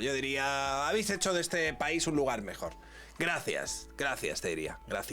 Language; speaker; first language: Spanish; native; Spanish